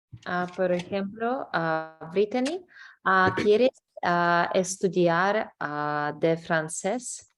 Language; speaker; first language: Spanish; non-native, learner; English